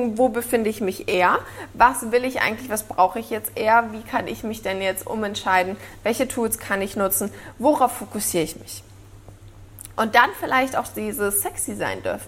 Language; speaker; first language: German; native; German